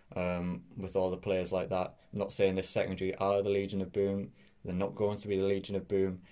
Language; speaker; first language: English; native; English